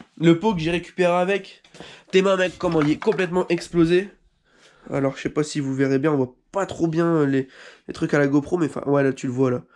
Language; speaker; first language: French; native; French